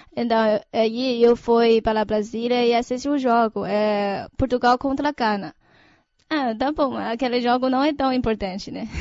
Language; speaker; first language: Portuguese; non-native, fluent; Chinese